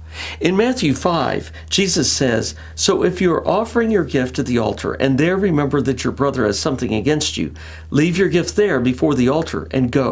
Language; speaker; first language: English; native; English